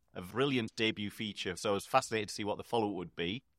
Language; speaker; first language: English; native; English